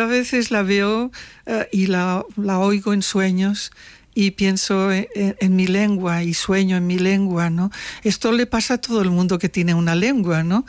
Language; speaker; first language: Spanish; non-native, local second language; Catalan